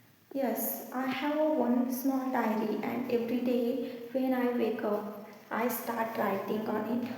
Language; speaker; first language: English; non-native, learner; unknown